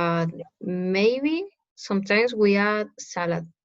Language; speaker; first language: English; non-native, learner; Spanish